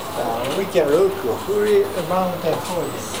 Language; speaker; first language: English; non-native, learner; Japanese